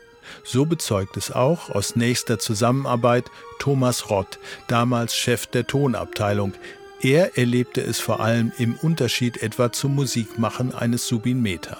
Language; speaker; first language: German; native; German